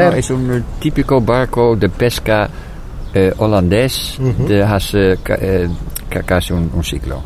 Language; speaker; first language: Spanish; non-native, fluent; Dutch